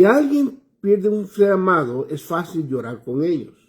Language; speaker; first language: Spanish; native; Spanish